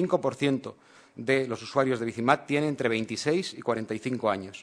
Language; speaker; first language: Spanish; native; Spanish